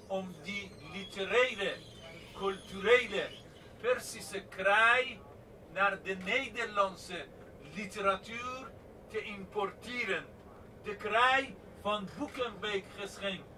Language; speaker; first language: Dutch; non-native, fluent; Persian